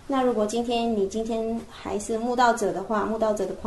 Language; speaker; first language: Chinese; native; Chinese